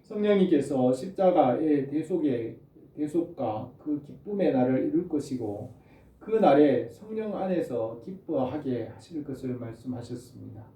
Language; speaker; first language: Korean; native; Korean